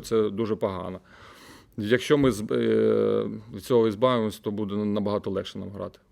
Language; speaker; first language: Ukrainian; native; Ukrainian